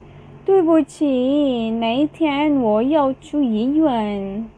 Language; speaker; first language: Chinese; non-native, learner; Malay